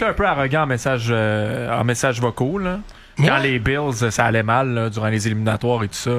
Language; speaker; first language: French; native; French